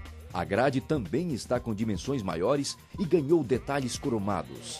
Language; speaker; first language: Portuguese; native; Portuguese